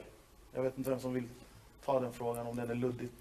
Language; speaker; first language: Swedish; native; Swedish